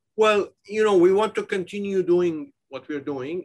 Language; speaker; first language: English; non-native, fluent; Persian